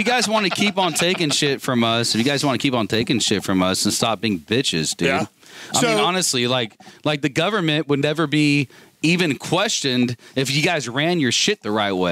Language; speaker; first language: English; native; English